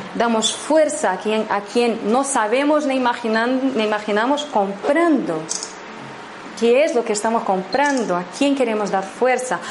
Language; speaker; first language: Spanish; non-native, fluent; Portuguese